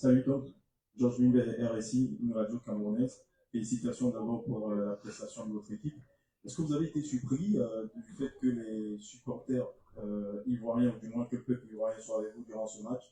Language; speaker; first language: French; native; French